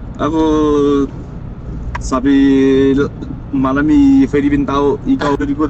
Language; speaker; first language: Filipino; non-native, learner; Chinese